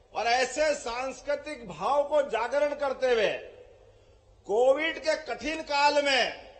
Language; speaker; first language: Hindi; native; Hindi